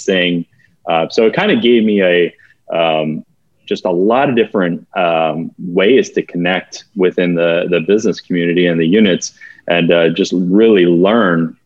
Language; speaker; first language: English; native; English